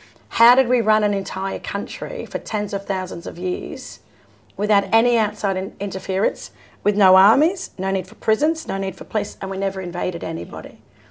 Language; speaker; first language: English; native; English